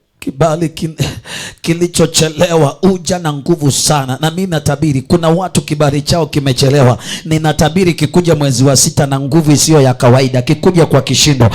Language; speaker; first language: Swahili; non-native, local second language; Kamba